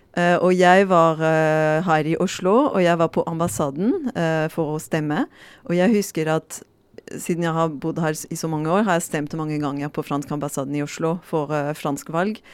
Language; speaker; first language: Norwegian; non-native, fluent; French